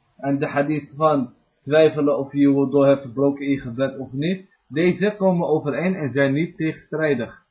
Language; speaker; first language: Dutch; early bilingual, other home language; Arabic